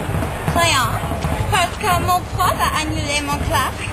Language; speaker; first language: French; non-native, learner; English